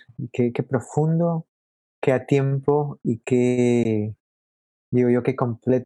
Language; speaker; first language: Spanish; native; Spanish